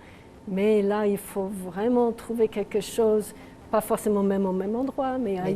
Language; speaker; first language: French; non-native, local second language; English